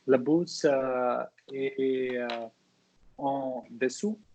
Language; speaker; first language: French; non-native, learner; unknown